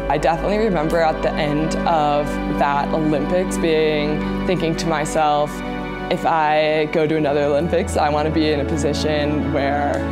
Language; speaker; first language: English; native; English